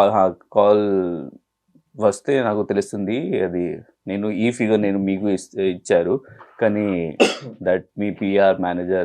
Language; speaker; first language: Telugu; non-native, learner; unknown